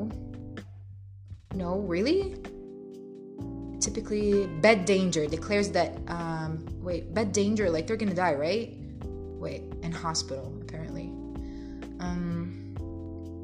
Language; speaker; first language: English; non-native, fluent; Arabic